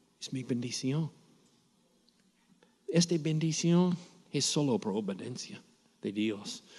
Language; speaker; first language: Spanish; non-native, learner; English